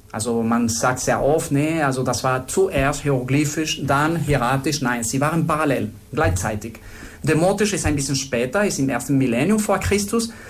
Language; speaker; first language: German; non-native, fluent; Spanish